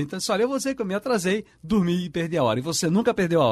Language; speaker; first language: Portuguese; native; Portuguese